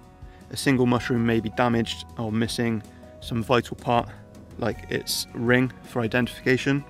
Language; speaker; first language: English; native; English